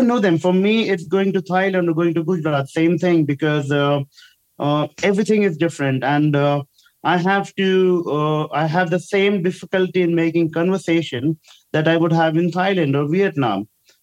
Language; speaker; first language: English; non-native, local second language; Hindi